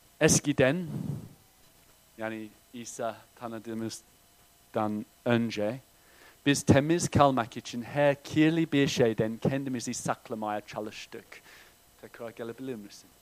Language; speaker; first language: Turkish; non-native, fluent; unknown